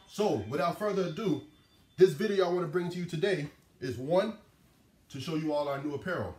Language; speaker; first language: English; native; English